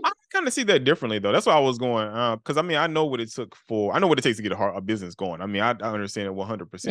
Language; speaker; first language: English; native; English